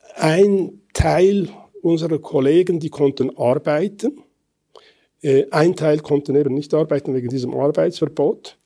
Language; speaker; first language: German; non-native, fluent; Kurdish